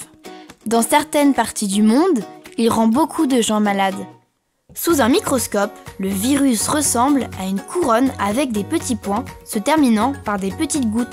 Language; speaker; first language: French; native; French